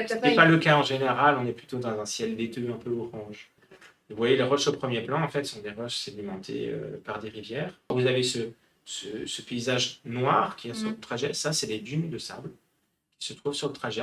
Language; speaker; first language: French; native; French